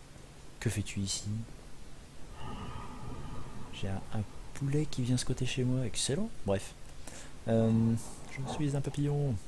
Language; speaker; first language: French; native; French